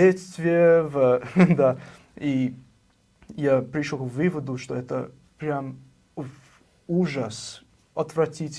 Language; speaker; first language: Russian; non-native, fluent; English